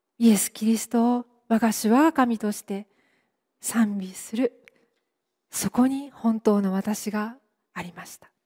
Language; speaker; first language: Japanese; native; Japanese